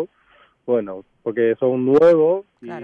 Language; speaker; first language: Spanish; non-native, learner; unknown